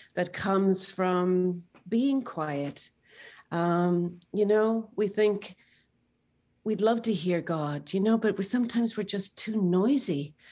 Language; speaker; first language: English; native; English